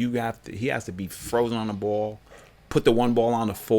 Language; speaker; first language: English; native; English